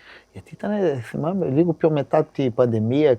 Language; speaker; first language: Greek; non-native, fluent; Portuguese